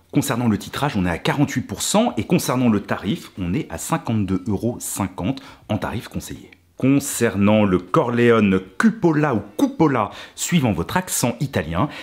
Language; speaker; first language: French; native; French